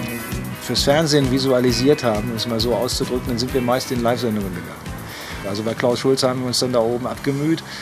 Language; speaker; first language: German; native; German